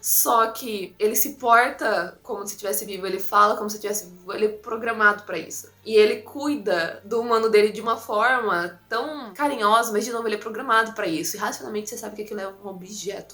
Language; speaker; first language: Portuguese; native; Portuguese